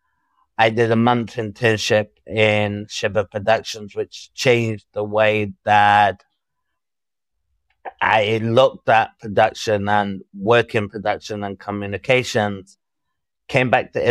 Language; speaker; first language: English; native; English